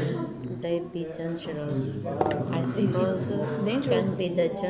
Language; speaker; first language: English; non-native, learner; Portuguese